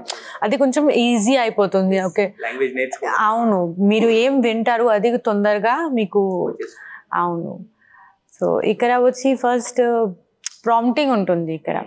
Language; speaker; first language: Telugu; non-native, learner; Bangla